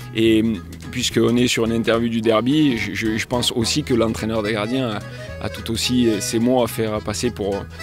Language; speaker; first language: French; native; French